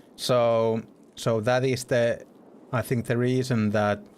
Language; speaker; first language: English; non-native, fluent; Finnish